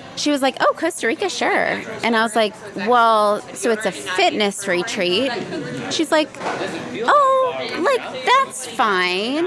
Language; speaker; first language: English; native; English